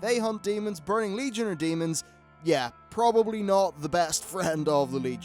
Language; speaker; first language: English; native; English